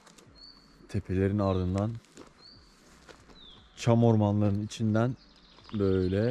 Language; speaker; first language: Turkish; native; Turkish